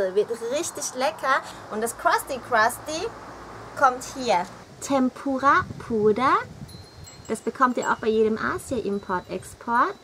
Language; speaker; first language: German; early bilingual, other home language; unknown